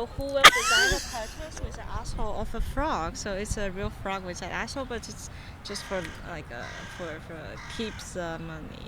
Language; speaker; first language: English; non-native, fluent; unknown